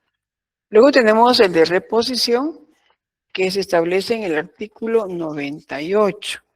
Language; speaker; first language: Spanish; native; Spanish